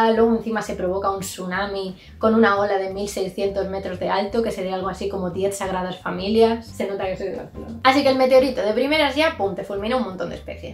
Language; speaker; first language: Spanish; native; Spanish